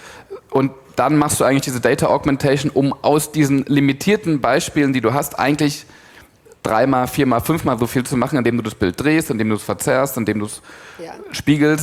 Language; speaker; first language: German; native; German